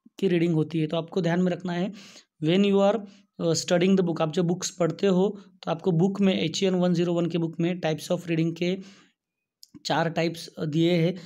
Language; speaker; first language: Hindi; non-native, local second language; Marathi